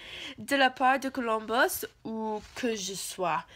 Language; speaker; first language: French; non-native, learner; English